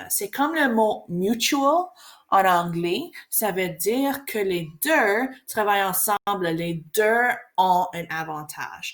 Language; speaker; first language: French; non-native, learner; English